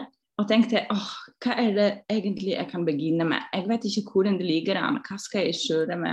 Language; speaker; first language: Norwegian; non-native, fluent; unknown